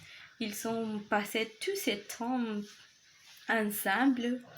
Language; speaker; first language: French; non-native, learner; Spanish